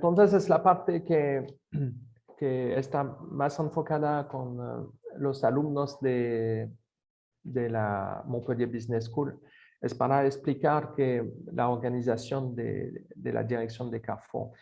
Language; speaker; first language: Spanish; non-native, fluent; French